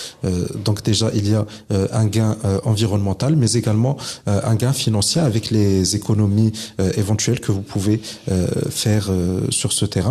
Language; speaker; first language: French; non-native, local second language; Arabic